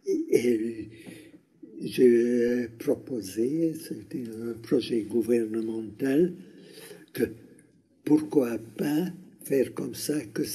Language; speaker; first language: French; non-native, learner; Hungarian